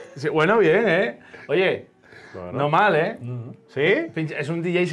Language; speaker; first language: Spanish; native; Spanish